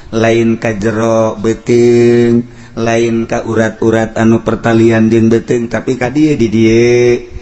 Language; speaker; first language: Sundanese; native; Sundanese